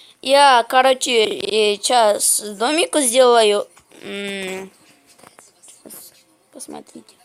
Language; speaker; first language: Russian; non-native, local second language; Kazakh